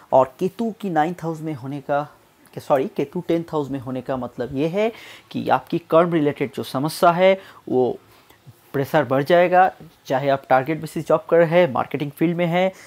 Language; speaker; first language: Hindi; non-native, local second language; Bangla